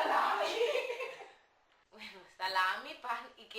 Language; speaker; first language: Spanish; non-native, fluent; Italian